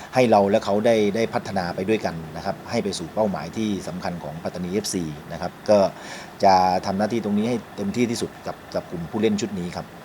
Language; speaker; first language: Thai; native; Thai